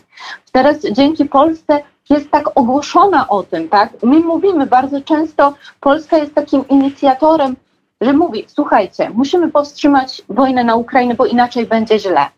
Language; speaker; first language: Polish; non-native, fluent; Georgian